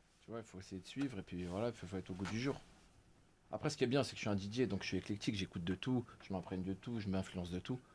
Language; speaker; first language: French; native; French